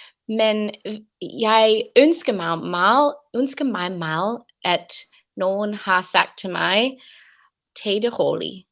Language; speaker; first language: Danish; non-native, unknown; English